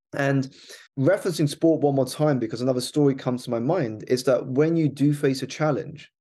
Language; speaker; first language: English; native; English